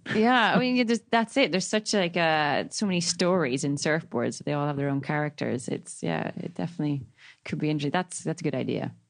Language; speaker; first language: English; native; English